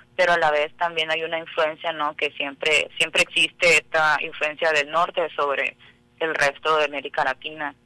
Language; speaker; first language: Spanish; native; Spanish